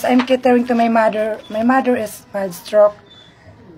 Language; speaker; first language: English; non-native, learner; Filipino